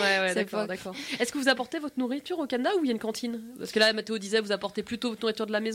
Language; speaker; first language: French; native; French